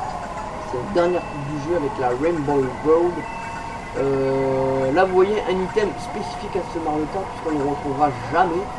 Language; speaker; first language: French; native; French